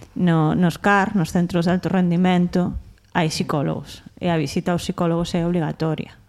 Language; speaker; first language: Galician; non-native, local second language; Spanish